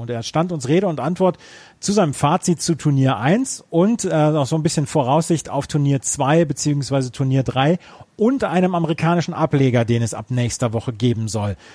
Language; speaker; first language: German; native; German